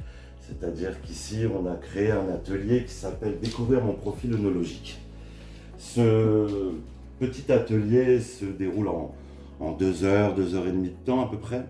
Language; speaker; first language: French; native; French